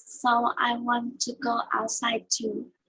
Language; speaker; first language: English; non-native, learner; Vietnamese